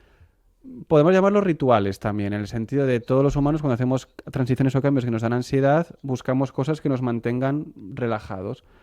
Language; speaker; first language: Spanish; non-native, local second language; Catalan